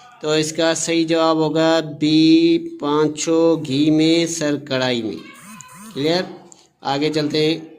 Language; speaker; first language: Urdu; non-native, local second language; Sindhi